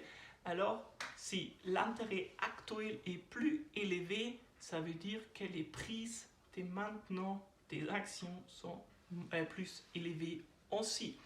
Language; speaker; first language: French; non-native, learner; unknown